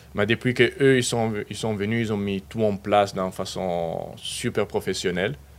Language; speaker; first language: French; non-native, fluent; Spanish